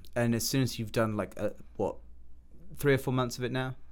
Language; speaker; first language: English; native; English